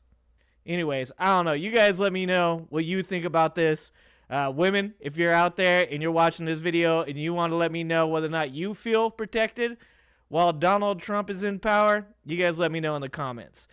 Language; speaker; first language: English; native; English